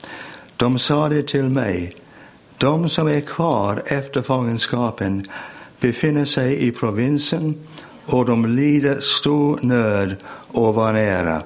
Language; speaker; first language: Swedish; non-native, fluent; English